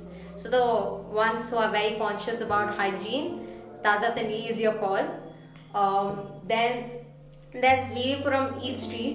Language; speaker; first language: English; non-native, local second language; Hindi